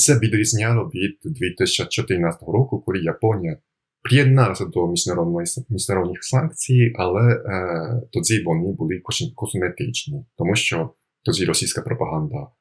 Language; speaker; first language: Ukrainian; non-native, fluent; Japanese